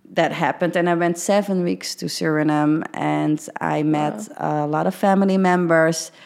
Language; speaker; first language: English; early bilingual, heritage; Dutch